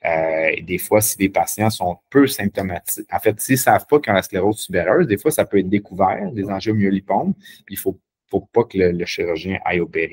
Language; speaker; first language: French; native; French